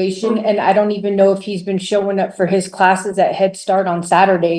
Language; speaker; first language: English; native; English